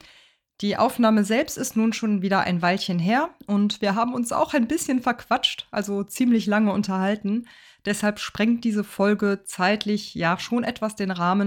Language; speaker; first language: German; native; German